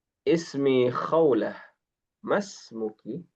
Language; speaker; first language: Arabic; non-native, fluent; Indonesian